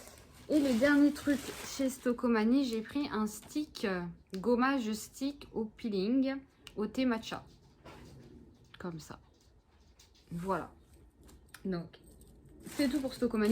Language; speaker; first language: French; native; French